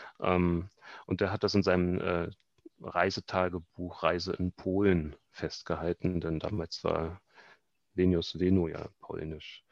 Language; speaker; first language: German; native; German